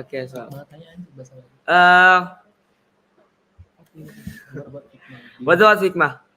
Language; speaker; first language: English; non-native, learner; Indonesian